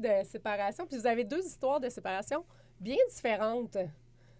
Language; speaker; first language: French; native; French